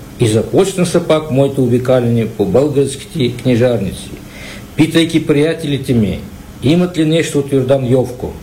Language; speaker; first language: Bulgarian; early bilingual, heritage; Bulgarian